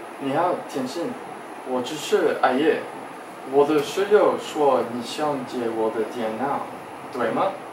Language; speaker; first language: Chinese; non-native, learner; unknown